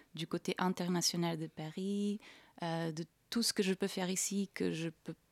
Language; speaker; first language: French; non-native, fluent; Portuguese